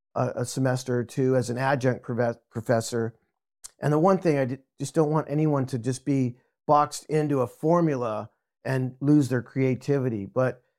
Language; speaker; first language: English; native; English